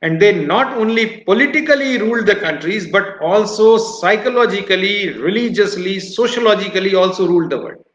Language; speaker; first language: English; non-native, local second language; Hindi